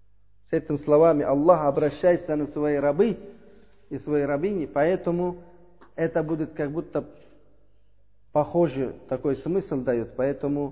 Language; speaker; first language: Russian; non-native, learner; Uzbek